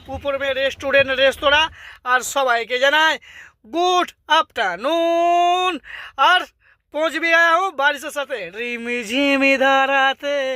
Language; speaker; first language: Hindi; non-native, local second language; Bangla